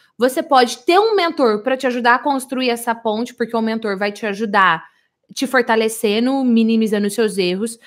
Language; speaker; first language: Portuguese; native; Portuguese